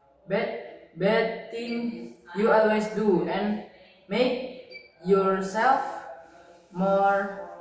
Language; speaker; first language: English; non-native, learner; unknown